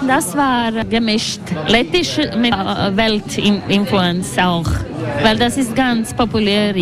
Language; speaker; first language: German; non-native, fluent; Latvian